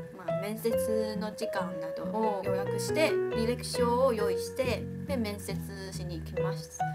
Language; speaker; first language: Japanese; non-native, fluent; Chinese